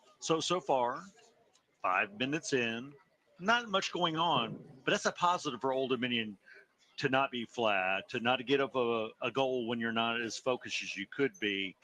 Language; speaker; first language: English; native; English